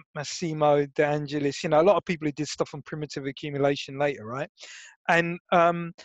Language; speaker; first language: English; native; English